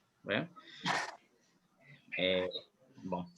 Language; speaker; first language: French; non-native, learner; Spanish